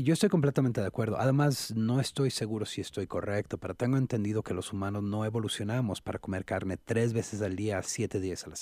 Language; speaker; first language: Spanish; native; Spanish